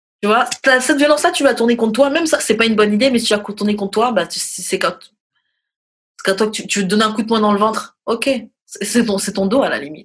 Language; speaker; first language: French; native; French